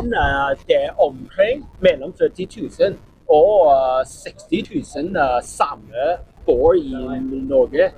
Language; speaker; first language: Norwegian; non-native, learner; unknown